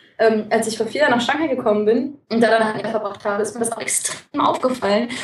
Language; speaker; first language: German; native; German